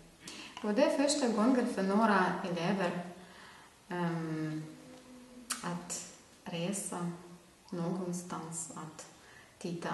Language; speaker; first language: Swedish; non-native, fluent; Ukrainian